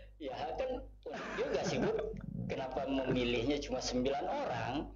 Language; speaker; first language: Indonesian; native; Indonesian